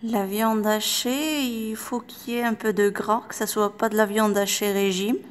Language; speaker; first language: French; non-native, local second language; Arabic